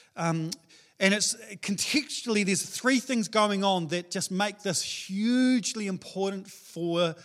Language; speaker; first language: English; native; English